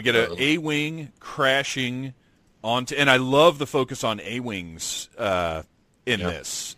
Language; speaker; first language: English; native; English